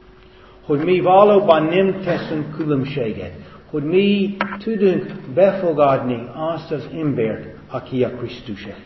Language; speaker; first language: Hungarian; non-native, fluent; English